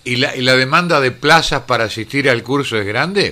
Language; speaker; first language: Spanish; native; Spanish